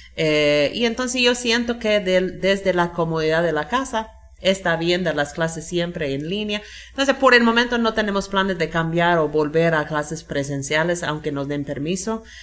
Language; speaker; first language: Spanish; non-native, fluent; English